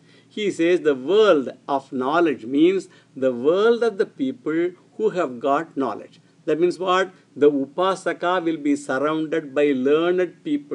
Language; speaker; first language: English; non-native, local second language; Tamil